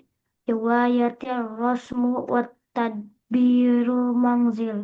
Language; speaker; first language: Arabic; non-native, learner; Indonesian